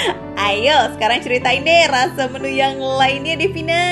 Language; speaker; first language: Indonesian; native; Indonesian